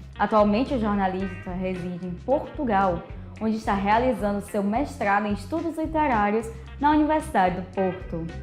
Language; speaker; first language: Portuguese; native; Portuguese